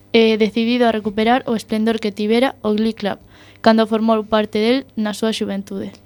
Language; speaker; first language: Galician; non-native, local second language; Spanish